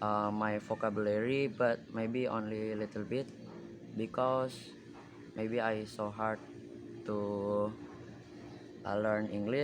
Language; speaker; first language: English; non-native, learner; Indonesian